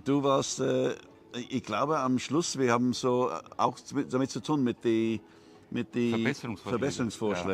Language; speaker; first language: German; non-native, learner; English